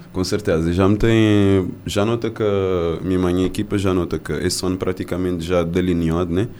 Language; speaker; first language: Portuguese; non-native, local second language; Kabuverdianu